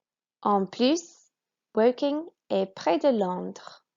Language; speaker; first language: French; non-native, fluent; English